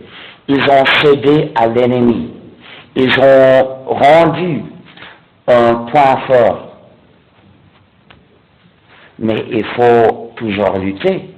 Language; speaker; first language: French; non-native, fluent; English